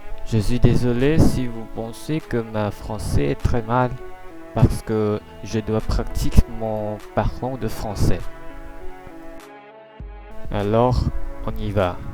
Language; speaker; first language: French; non-native, learner; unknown